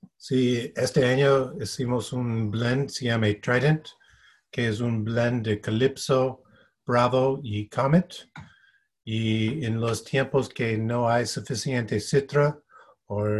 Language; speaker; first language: Spanish; non-native, fluent; English